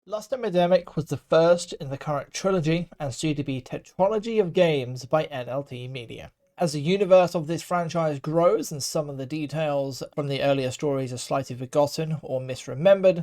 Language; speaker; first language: English; native; English